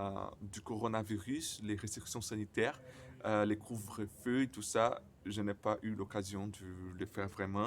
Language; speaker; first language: French; non-native, learner; Portuguese